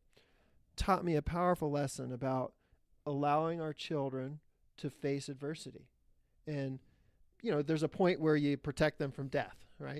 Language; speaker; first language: English; native; English